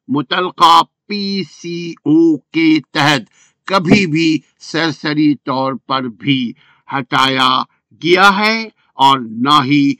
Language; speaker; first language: Urdu; native; Urdu